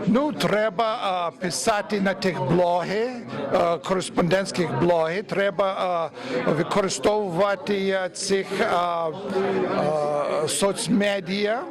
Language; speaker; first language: Ukrainian; early bilingual, heritage; Ukrainian